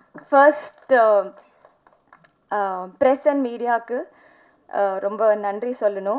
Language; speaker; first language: Tamil; non-native, local second language; Telugu